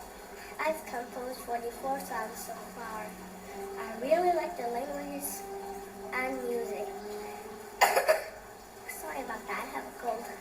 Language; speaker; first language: English; early bilingual, other home language; Vietnamese